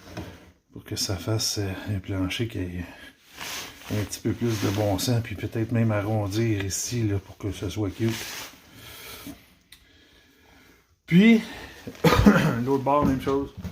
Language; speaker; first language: French; native; French